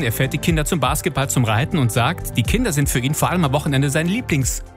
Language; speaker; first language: German; native; German